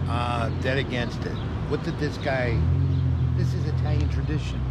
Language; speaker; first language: English; native; English